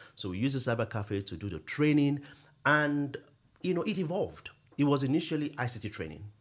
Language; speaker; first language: English; non-native, local second language; Yoruba